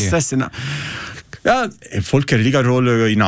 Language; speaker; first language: Icelandic; non-native, learner; Italian